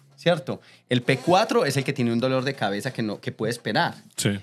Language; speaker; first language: Spanish; native; Spanish